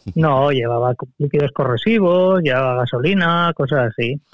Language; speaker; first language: Spanish; native; Spanish